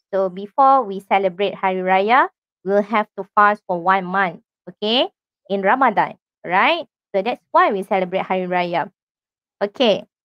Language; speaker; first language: English; non-native, local second language; Malay